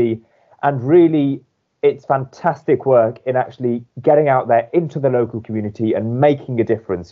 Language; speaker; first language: English; native; English